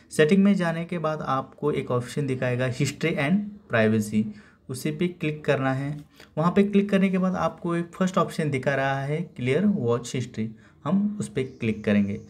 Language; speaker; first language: Hindi; non-native, local second language; Marathi